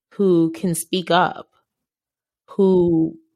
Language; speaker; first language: English; non-native, local second language; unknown